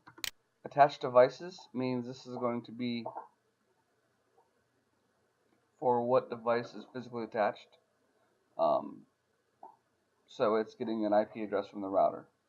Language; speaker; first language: English; native; English